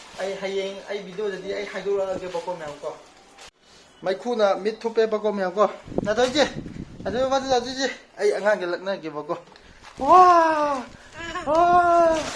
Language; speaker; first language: Manipuri; native; Manipuri